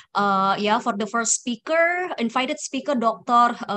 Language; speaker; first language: English; non-native, fluent; Indonesian